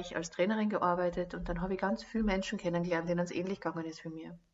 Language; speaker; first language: German; native; German